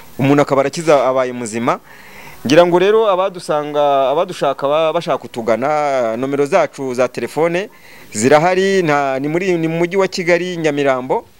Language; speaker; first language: Kinyarwanda; native; Kinyarwanda